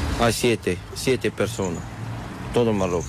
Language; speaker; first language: Spanish; non-native, learner; Arabic